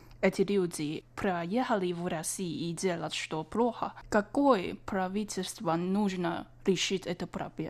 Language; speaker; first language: Russian; non-native, learner; Chinese